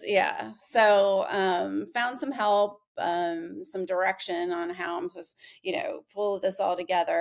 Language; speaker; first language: English; native; English